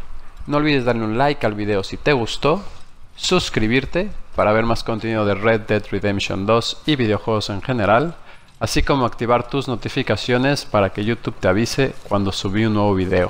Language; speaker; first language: Spanish; native; Spanish